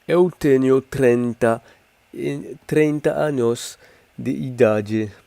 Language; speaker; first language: Portuguese; non-native, learner; French